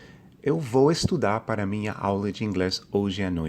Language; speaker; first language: Portuguese; non-native, fluent; English